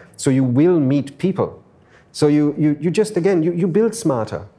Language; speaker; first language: English; non-native, fluent; German